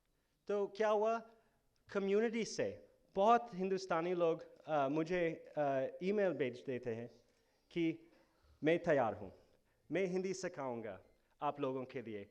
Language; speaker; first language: Hindi; non-native, fluent; English